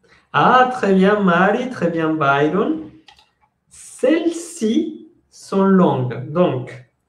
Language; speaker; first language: French; non-native, fluent; Spanish